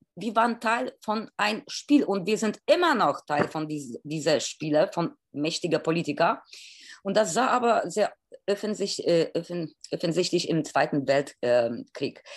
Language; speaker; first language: German; non-native, fluent; Polish